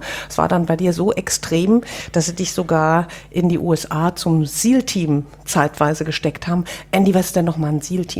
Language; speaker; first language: German; native; German